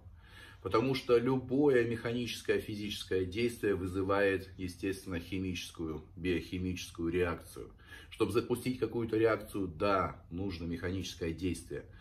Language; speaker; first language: Russian; native; Russian